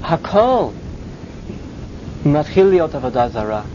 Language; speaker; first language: Hebrew; non-native, fluent; English